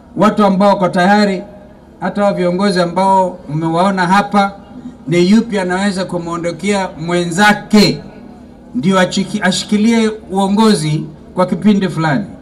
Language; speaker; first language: Swahili; native; Swahili